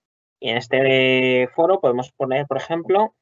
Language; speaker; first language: Spanish; native; Spanish